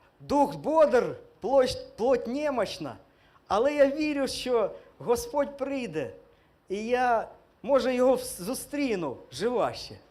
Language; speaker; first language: Ukrainian; non-native, local second language; Russian